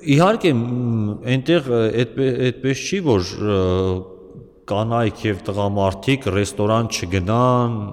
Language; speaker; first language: Armenian; native; Armenian